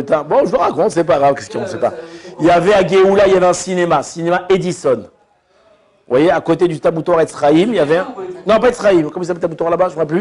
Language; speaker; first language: French; native; French